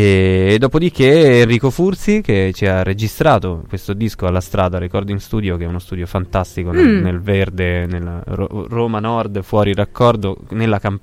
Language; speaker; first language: Italian; native; Italian